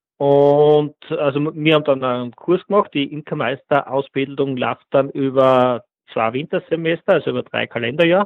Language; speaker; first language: German; native; German